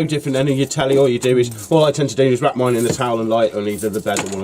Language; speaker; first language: English; native; English